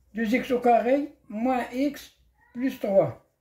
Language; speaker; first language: French; non-native, local second language; Arabic